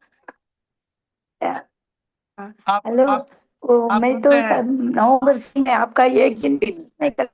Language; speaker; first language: Hindi; non-native, local second language; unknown